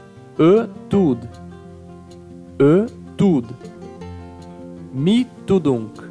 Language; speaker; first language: Hungarian; non-native, learner; Portuguese